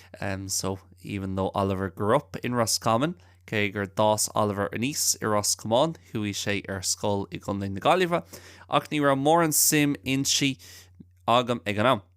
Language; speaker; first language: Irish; non-native, local second language; English